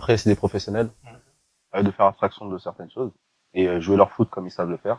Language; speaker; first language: French; native; French